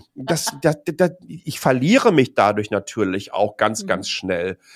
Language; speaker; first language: German; native; German